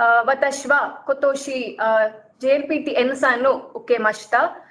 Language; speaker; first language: Japanese; non-native, learner; Malayalam